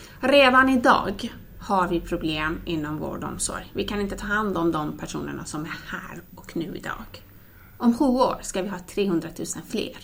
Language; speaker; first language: Swedish; non-native, fluent; Persian